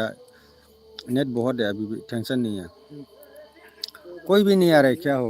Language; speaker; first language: Hindi; non-native, local second language; Bodo